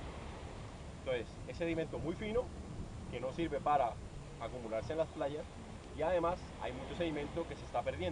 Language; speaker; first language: Spanish; native; Spanish